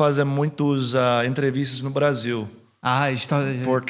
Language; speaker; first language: Portuguese; early bilingual, heritage; English